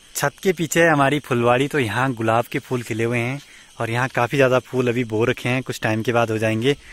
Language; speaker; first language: Hindi; native; Hindi